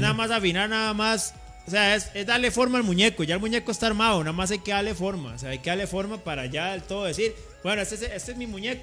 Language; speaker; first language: Spanish; native; Spanish